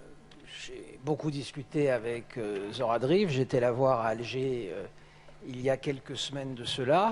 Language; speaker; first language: French; native; French